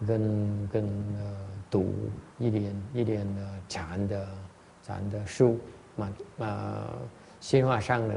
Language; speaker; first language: Chinese; non-native, learner; Vietnamese